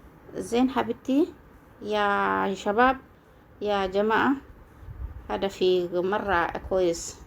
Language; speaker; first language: Arabic; non-native, learner; Oromo